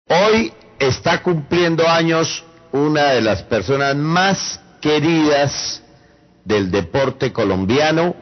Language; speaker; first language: Spanish; native; Spanish